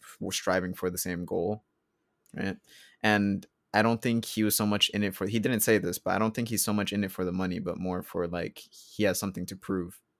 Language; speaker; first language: English; early bilingual, other home language; Spanish